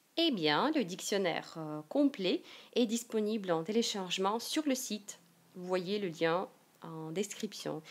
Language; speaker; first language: French; non-native, fluent; Russian